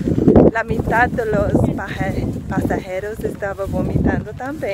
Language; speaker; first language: Spanish; non-native, learner; English